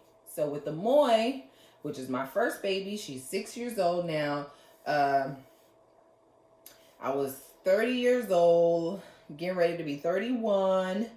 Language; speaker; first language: English; native; English